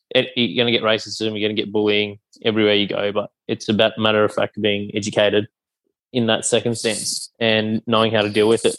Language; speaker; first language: English; native; English